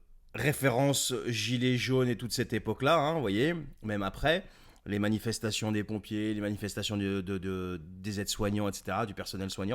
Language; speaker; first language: French; native; French